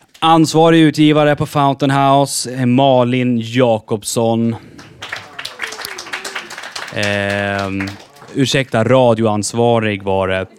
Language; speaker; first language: Swedish; native; Swedish